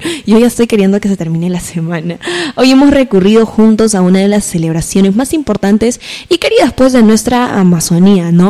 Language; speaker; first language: Spanish; native; Spanish